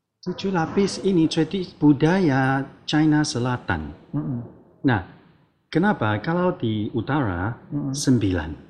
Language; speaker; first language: Indonesian; non-native, learner; Chinese